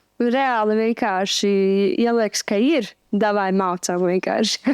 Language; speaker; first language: Latvian; native; Latvian